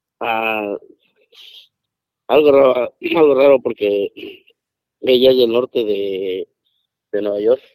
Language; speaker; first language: Spanish; native; Spanish